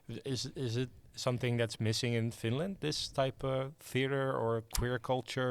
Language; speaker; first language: English; non-native, fluent; Dutch